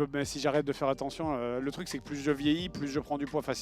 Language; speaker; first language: French; native; French